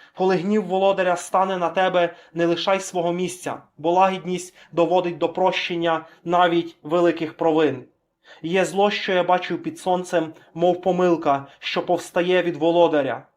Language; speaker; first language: Ukrainian; native; Ukrainian